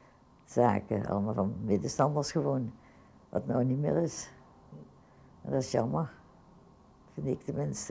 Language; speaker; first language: Dutch; native; Dutch